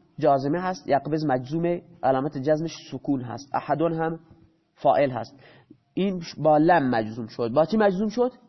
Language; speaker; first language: Persian; non-native, local second language; Baluchi